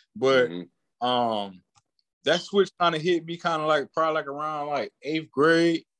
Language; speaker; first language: English; native; English